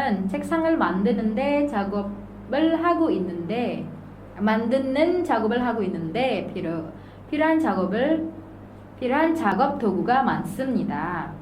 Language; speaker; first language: Korean; non-native, fluent; Indonesian